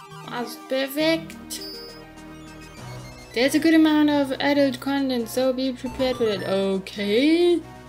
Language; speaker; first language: English; non-native, fluent; German